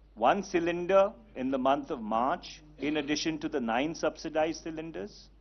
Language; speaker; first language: English; non-native, local second language; Hindi